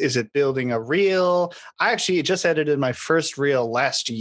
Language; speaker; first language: English; native; English